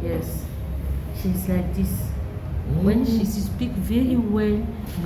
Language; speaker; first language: English; non-native, learner; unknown